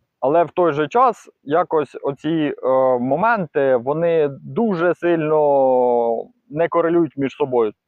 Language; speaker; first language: Ukrainian; non-native, local second language; Russian